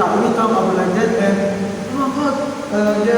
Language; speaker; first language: English; non-native, learner; Indonesian